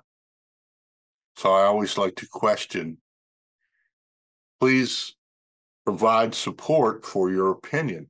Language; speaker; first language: English; native; English